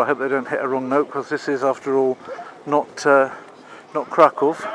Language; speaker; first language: English; native; English